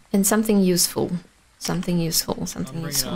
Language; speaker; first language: English; non-native, fluent; Russian